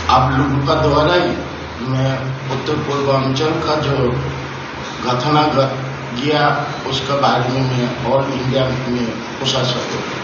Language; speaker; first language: Hindi; non-native, local second language; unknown